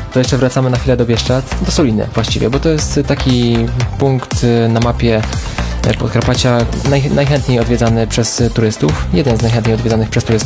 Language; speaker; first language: Polish; native; Polish